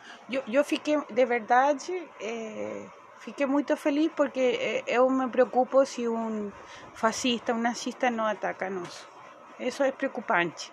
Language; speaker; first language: Portuguese; non-native, learner; Spanish